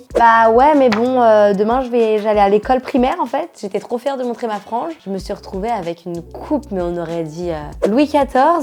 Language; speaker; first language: French; native; French